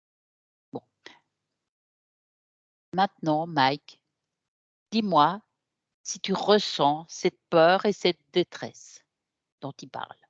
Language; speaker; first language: French; native; French